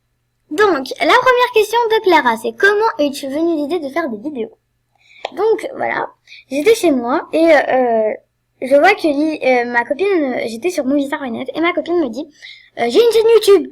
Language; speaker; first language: French; native; French